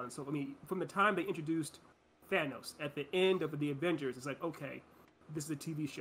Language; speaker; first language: English; native; English